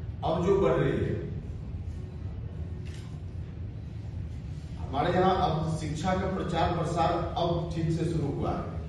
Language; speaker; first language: Hindi; native; Hindi